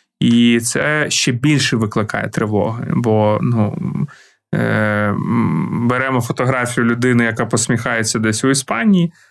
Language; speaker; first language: Ukrainian; non-native, local second language; Russian